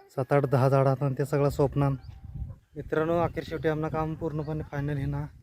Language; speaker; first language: Marathi; non-native, local second language; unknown